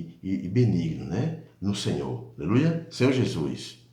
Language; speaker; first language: Portuguese; native; Portuguese